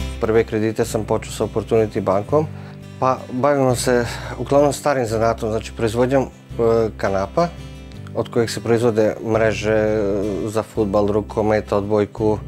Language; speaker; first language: Serbian; native; Serbian